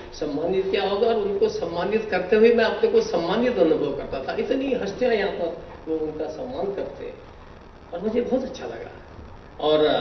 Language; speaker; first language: Hindi; native; Hindi